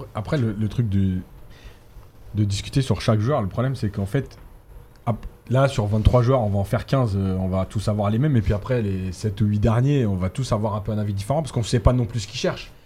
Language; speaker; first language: French; native; French